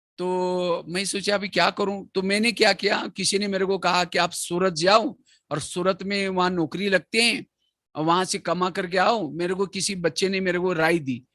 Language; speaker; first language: Hindi; non-native, local second language; Marathi